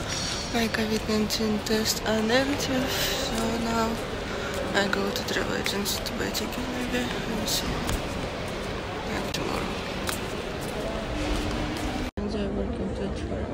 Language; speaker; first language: English; non-native, learner; Russian